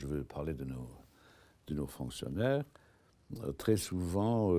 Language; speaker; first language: French; non-native, local second language; Luxembourgish